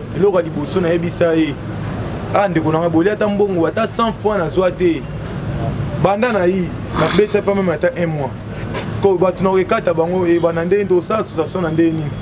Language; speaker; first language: Lingala; native; Lingala